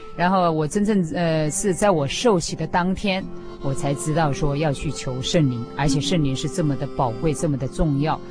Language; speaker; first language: Chinese; native; Chinese